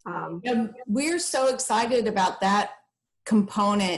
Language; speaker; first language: English; native; English